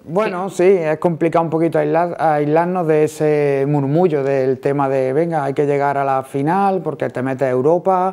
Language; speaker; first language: Spanish; native; Spanish